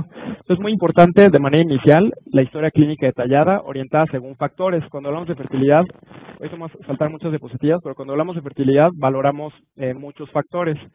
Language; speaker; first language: Spanish; native; Spanish